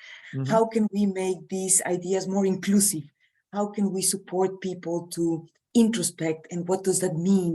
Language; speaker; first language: English; non-native, fluent; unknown